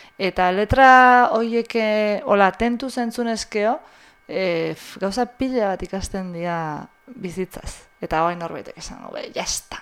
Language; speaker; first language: Basque; native; Basque